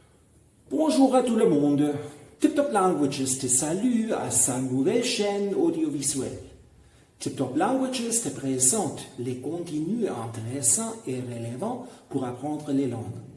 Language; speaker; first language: French; non-native, fluent; German